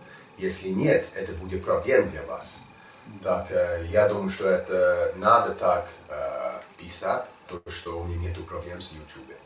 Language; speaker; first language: Russian; non-native, learner; English